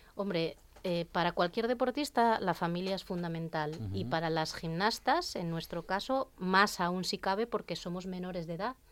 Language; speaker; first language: Spanish; native; Spanish